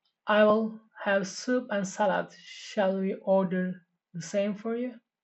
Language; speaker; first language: English; non-native, fluent; Turkish